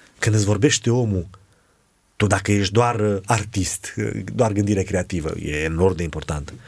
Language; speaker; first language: Romanian; native; Romanian